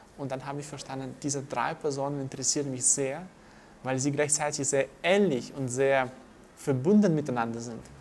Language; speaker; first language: German; non-native, fluent; Russian